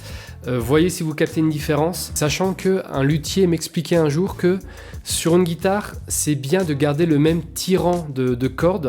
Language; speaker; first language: French; native; French